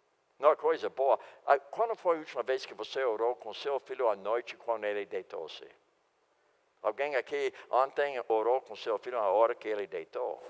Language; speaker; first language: Portuguese; non-native, fluent; English